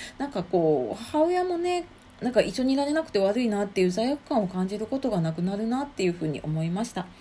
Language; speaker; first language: Japanese; native; Japanese